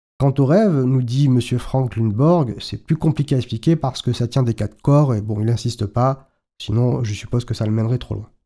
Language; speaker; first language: French; native; French